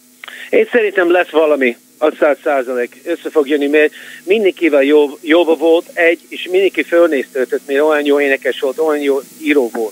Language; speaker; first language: Hungarian; early bilingual, heritage; Hungarian